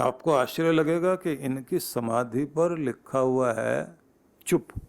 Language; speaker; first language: Hindi; native; Hindi